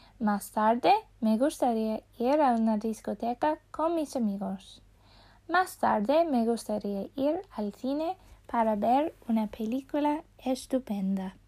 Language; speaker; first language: Spanish; non-native, fluent; English